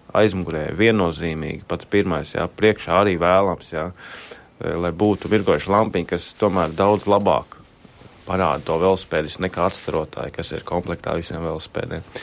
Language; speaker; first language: Latvian; native; Latvian